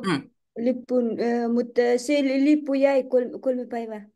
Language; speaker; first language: Finnish; non-native, learner; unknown